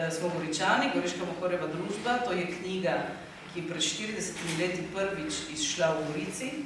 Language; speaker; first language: Slovenian; native; Slovenian